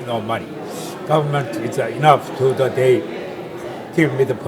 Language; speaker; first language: English; non-native, learner; Korean